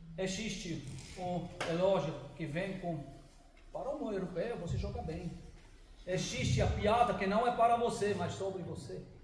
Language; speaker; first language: Portuguese; non-native, fluent; German